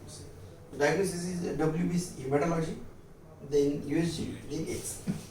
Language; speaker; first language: English; non-native, local second language; Marathi